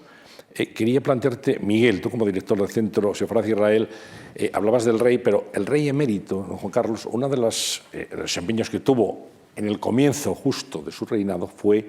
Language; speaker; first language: Spanish; native; Spanish